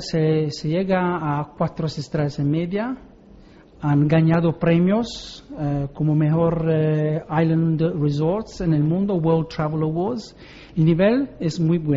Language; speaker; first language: Spanish; non-native, learner; Italian